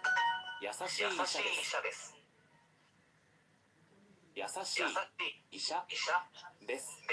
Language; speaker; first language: Japanese; non-native, learner; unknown